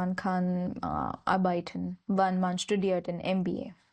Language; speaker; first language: German; non-native, learner; Marathi